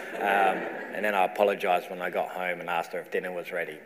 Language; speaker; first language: English; native; English